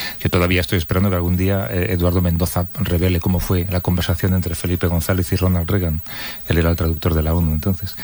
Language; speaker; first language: Spanish; native; Spanish